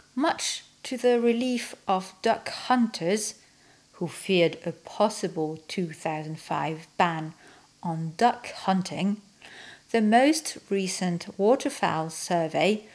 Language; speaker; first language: English; non-native, fluent; French